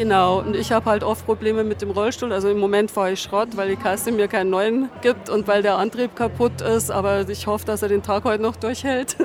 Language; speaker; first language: German; native; German